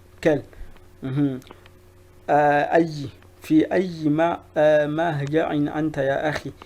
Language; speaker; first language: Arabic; non-native, fluent; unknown